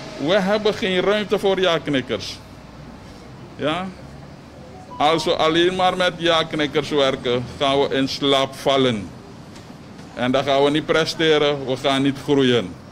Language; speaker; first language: Dutch; native; Dutch